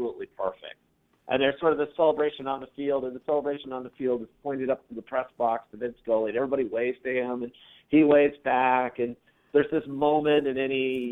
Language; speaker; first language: English; native; English